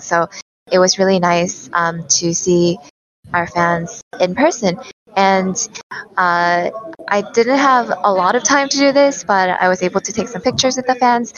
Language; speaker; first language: English; non-native, fluent; Korean